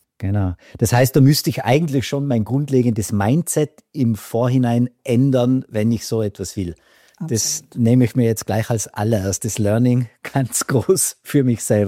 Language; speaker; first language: German; native; German